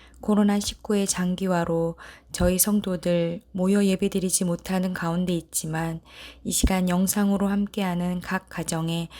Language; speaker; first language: Korean; native; Korean